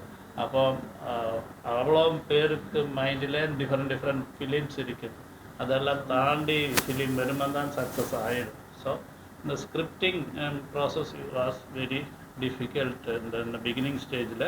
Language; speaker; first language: Tamil; non-native, learner; Malayalam